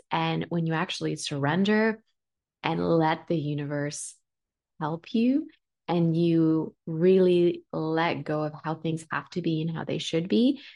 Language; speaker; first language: English; early bilingual, other home language; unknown